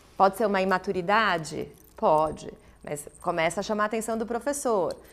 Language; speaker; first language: Portuguese; native; Portuguese